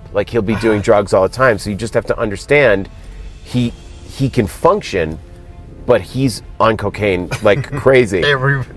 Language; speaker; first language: English; native; English